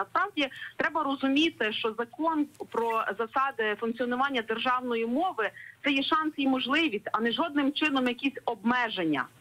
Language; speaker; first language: Ukrainian; native; Ukrainian